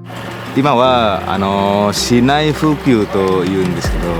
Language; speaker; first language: Japanese; non-native, learner; Indonesian